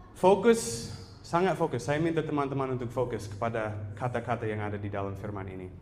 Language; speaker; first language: Indonesian; non-native, fluent; English